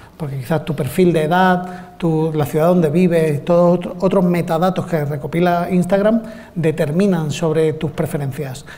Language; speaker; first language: Spanish; native; Spanish